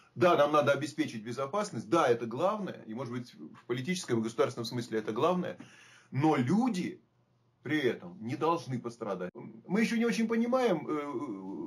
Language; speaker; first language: Russian; native; Russian